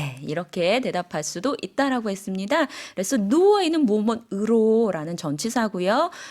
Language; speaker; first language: Korean; native; Korean